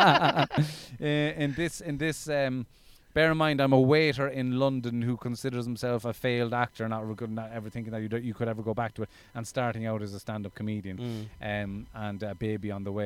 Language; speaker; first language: English; native; English